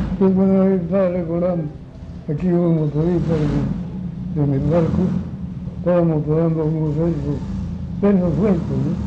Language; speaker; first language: Spanish; native; Spanish